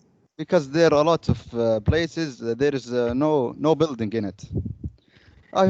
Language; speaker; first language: English; non-native, learner; Arabic